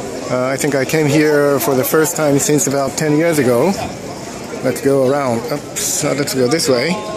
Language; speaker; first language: English; non-native, fluent; Japanese